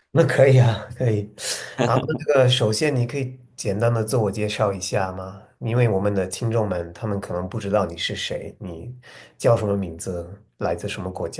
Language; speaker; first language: Chinese; non-native, fluent; English